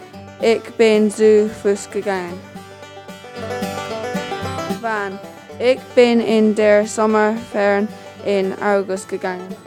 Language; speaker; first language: German; non-native, learner; English